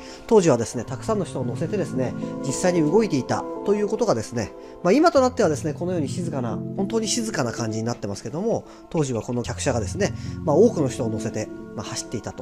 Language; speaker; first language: Japanese; native; Japanese